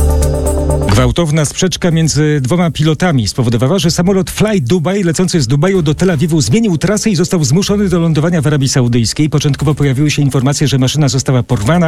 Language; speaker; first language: Polish; native; Polish